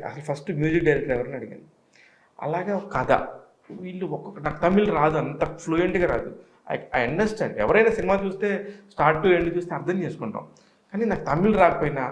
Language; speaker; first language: Telugu; native; Telugu